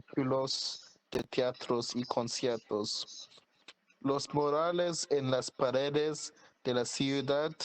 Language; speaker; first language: Spanish; non-native, learner; English